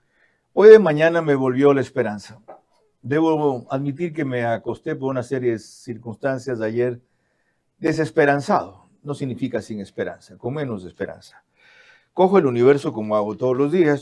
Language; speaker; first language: Spanish; native; Spanish